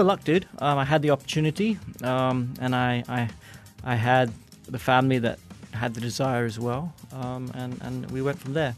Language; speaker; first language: English; native; English